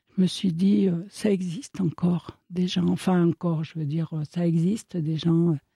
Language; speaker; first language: French; early bilingual, other home language; Italian